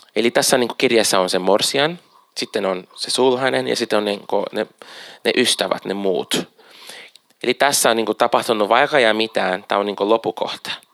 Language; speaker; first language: Finnish; non-native, fluent; Portuguese